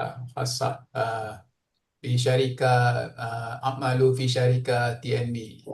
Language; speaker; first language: Arabic; non-native, learner; Malay